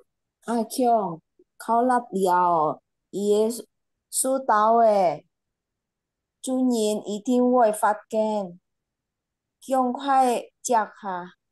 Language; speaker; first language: Chinese; non-native, learner; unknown